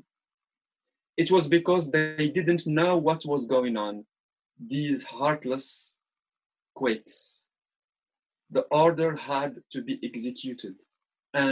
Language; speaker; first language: English; non-native, fluent; Arabic